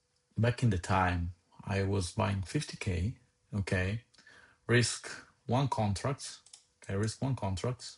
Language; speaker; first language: English; non-native, fluent; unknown